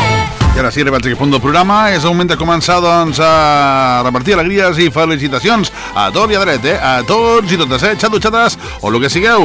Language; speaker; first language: Catalan; native; Catalan